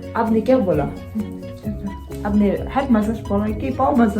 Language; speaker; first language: Hindi; non-native, local second language; Tibetan